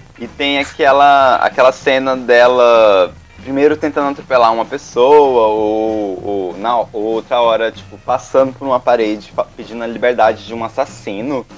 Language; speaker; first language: Portuguese; native; Portuguese